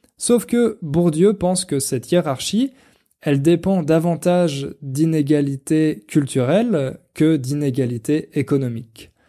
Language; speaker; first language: French; native; French